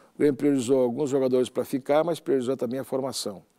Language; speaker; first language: Portuguese; native; Portuguese